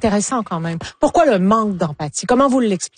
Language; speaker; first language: French; native; French